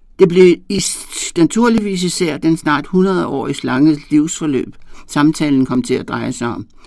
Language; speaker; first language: Danish; native; Danish